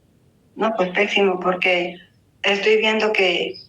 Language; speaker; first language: Spanish; native; Spanish